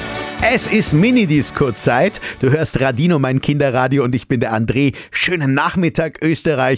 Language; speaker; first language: German; native; German